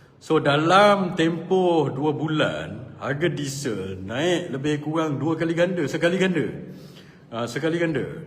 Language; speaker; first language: Malay; native; Malay